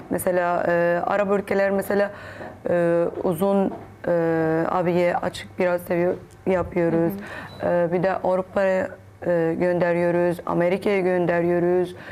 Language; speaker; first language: Turkish; non-native, learner; Arabic